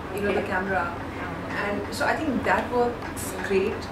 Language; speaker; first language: English; non-native, local second language; Hindi